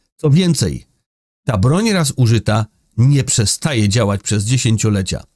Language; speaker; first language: Polish; native; Polish